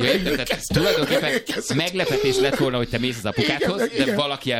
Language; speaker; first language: Hungarian; native; Hungarian